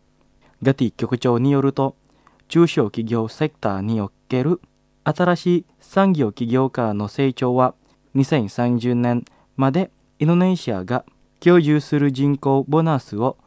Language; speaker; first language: Japanese; non-native, fluent; Indonesian